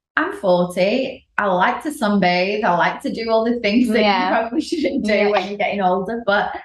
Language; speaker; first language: English; native; English